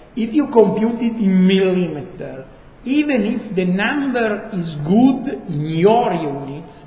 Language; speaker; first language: English; non-native, fluent; Italian